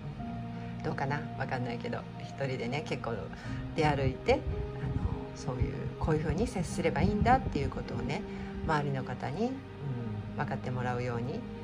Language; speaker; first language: Japanese; native; Japanese